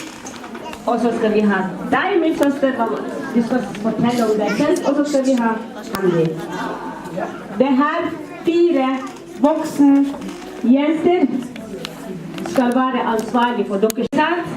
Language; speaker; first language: Swedish; non-native, fluent; Somali